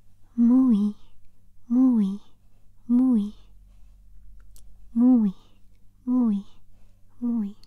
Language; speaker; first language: Vietnamese; non-native, learner; English